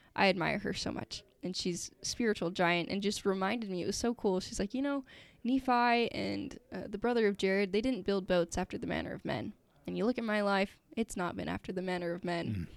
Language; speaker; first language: English; native; English